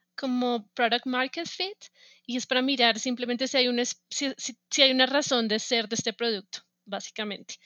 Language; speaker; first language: Spanish; native; Spanish